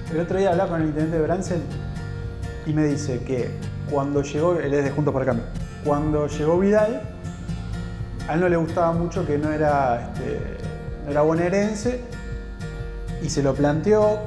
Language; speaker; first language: Spanish; native; Spanish